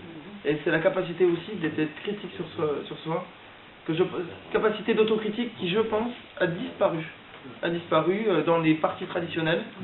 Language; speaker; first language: French; native; French